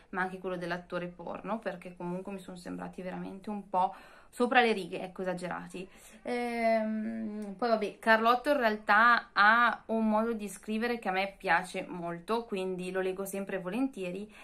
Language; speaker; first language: Italian; native; Italian